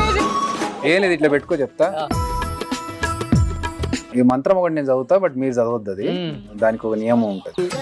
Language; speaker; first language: Telugu; native; Telugu